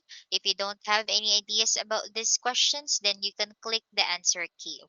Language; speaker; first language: English; non-native, local second language; Filipino